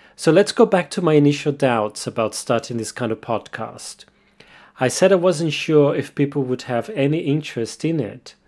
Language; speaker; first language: English; non-native, fluent; Portuguese